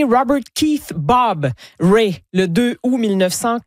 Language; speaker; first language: French; native; French